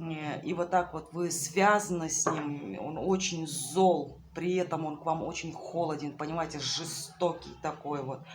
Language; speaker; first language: Russian; native; Russian